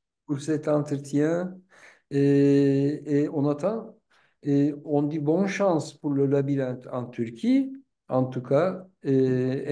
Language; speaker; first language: French; non-native, fluent; Turkish